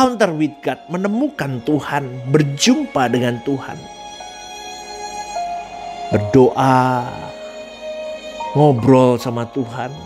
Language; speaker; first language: Indonesian; native; Indonesian